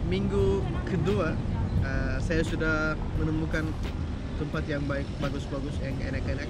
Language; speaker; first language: Indonesian; non-native, learner; Turkish